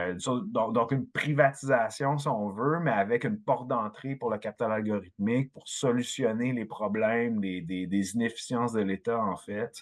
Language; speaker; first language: French; native; French